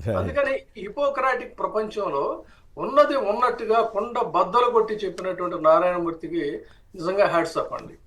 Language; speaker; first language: Telugu; native; Telugu